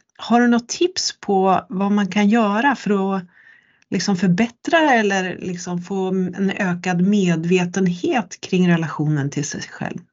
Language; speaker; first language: Swedish; native; Swedish